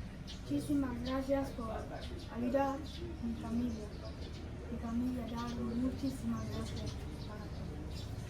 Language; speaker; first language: Spanish; non-native, learner; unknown